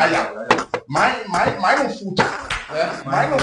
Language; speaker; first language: German; non-native, learner; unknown